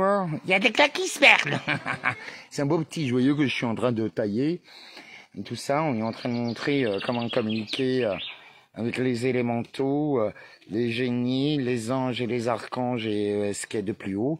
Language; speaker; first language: French; native; French